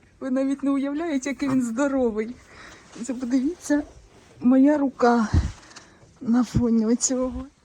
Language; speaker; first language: Ukrainian; non-native, local second language; Russian